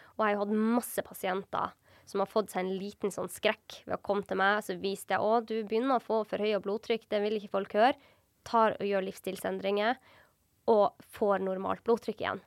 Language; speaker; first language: Norwegian; native; Norwegian